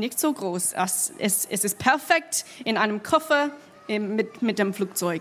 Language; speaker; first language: German; non-native, fluent; English